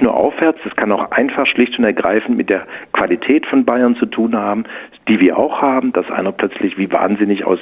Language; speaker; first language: German; native; German